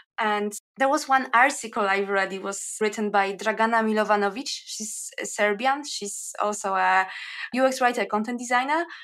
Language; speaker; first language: English; non-native, fluent; Polish